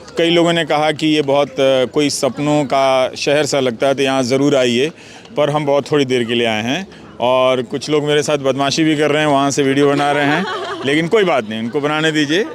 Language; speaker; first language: Hindi; native; Hindi